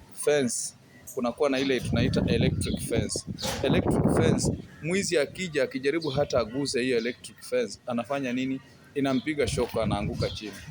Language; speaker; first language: Swahili; non-native, local second language; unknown